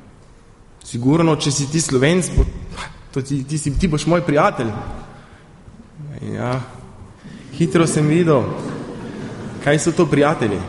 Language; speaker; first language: Slovenian; early bilingual, heritage; Slovenian